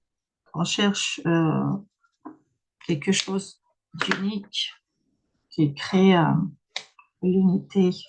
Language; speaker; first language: French; non-native, fluent; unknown